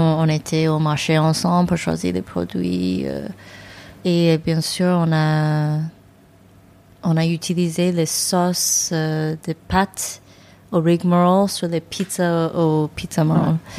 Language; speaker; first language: French; non-native, fluent; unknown